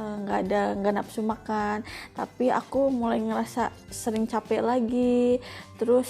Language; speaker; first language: Indonesian; native; Indonesian